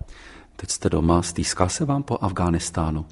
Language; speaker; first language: Czech; native; Czech